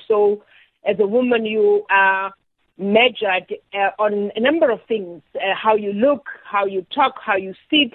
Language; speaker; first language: English; non-native, local second language; Southern Sotho